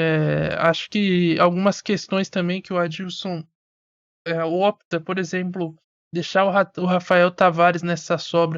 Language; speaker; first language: Portuguese; native; Portuguese